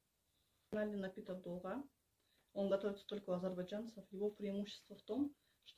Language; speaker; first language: Russian; non-native, local second language; Azerbaijani